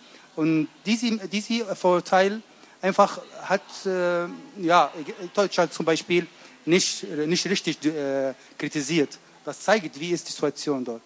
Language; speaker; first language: German; non-native, learner; Arabic